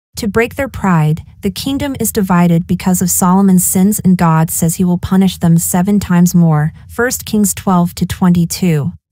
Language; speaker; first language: English; native; English